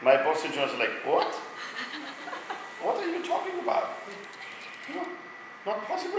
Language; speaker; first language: English; non-native, fluent; German